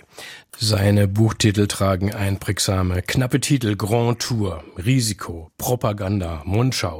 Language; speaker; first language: German; native; German